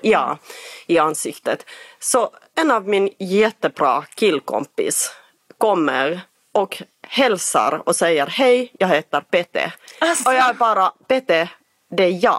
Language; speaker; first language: Swedish; non-native, fluent; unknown